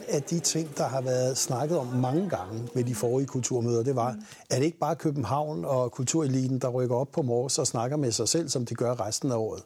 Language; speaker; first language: Danish; native; Danish